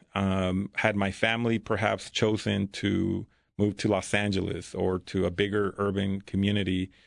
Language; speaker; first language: English; early bilingual, other home language; Spanish